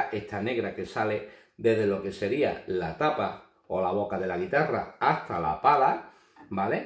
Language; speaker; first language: Spanish; native; Spanish